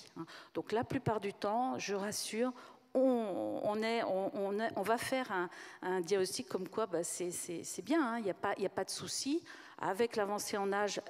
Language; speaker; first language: French; native; French